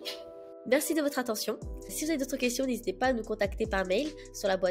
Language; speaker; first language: French; native; French